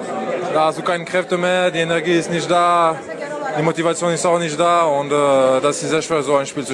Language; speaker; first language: German; non-native, fluent; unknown